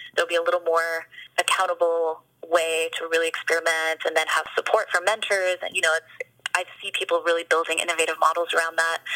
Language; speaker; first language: English; native; English